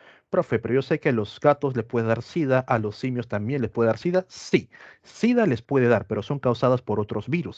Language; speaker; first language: Spanish; native; Spanish